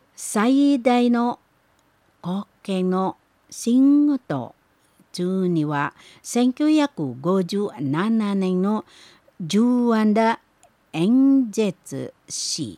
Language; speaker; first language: Japanese; non-native, learner; Indonesian